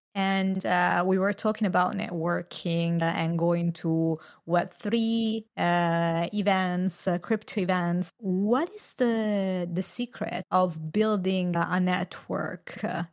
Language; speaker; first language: English; non-native, fluent; Italian